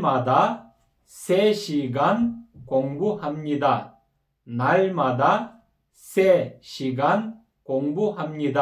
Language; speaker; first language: Korean; non-native, fluent; Kyrgyz